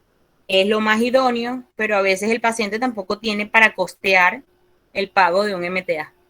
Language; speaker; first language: Spanish; native; Spanish